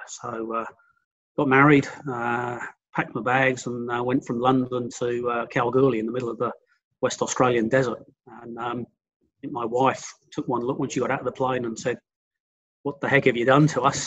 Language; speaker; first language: English; native; English